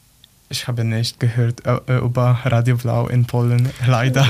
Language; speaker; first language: German; non-native, learner; Polish